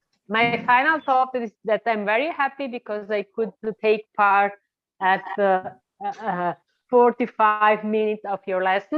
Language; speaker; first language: English; non-native, learner; Italian